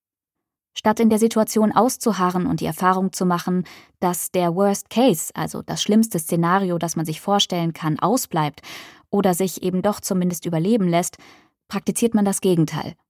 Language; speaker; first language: German; native; German